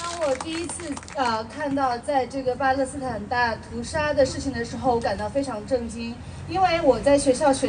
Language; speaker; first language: Chinese; native; Chinese